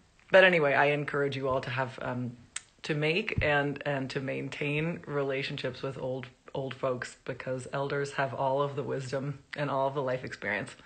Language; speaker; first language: English; early bilingual, other home language; Spanish